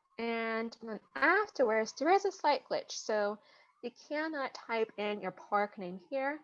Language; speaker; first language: English; native; English